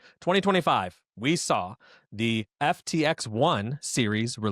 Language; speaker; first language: English; native; English